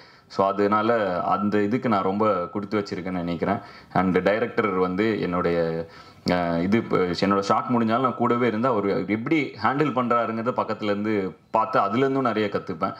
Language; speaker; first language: Tamil; native; Tamil